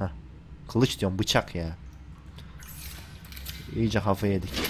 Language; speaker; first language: Turkish; native; Turkish